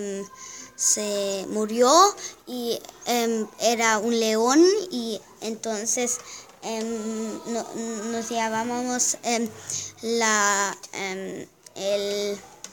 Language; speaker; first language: Spanish; non-native, learner; German